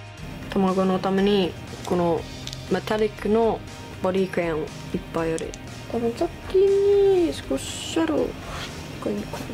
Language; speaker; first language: Japanese; non-native, learner; English